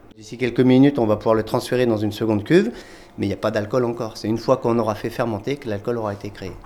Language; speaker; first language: French; native; French